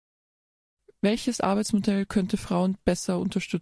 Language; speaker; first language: German; native; German